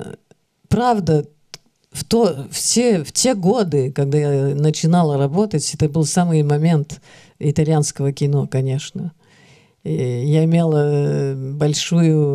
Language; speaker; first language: Russian; early bilingual, heritage; Russian